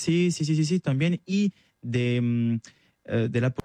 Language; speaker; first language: Spanish; non-native, learner; French